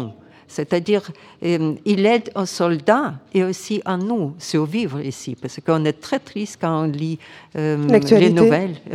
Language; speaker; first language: French; non-native, fluent; Ukrainian